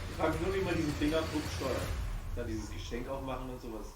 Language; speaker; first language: German; native; German